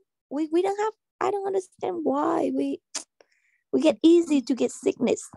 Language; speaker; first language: English; non-native, learner; Vietnamese